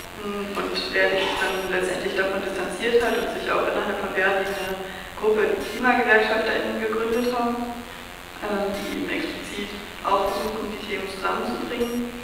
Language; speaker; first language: German; native; German